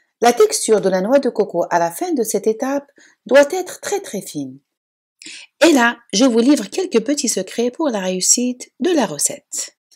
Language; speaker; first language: French; non-native, local second language; Arabic